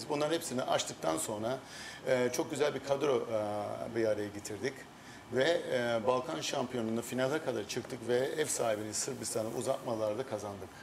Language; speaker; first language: Turkish; early bilingual, heritage; Turkish